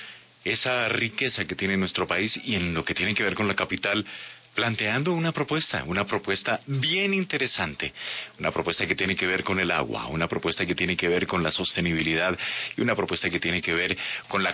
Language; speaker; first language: Spanish; native; Spanish